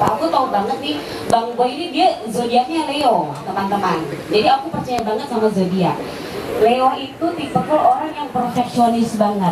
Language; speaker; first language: Indonesian; native; Indonesian